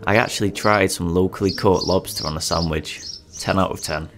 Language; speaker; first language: English; native; English